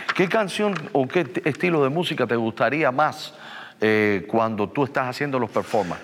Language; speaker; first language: Spanish; native; Spanish